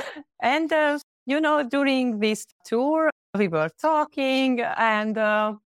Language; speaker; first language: English; non-native, fluent; Hungarian